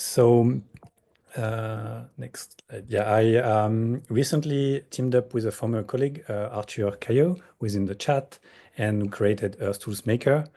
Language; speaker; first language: English; non-native, fluent; French